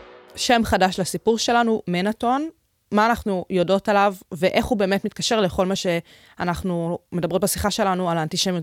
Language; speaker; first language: Hebrew; native; Hebrew